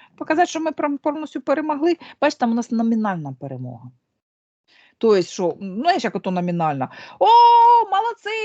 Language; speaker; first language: Ukrainian; non-native, local second language; Russian